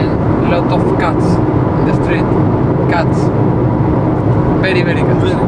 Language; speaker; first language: English; non-native, learner; Spanish